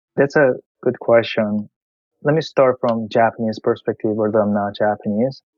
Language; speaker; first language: English; non-native, fluent; Korean